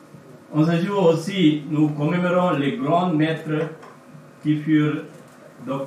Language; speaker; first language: French; non-native, fluent; Sinhala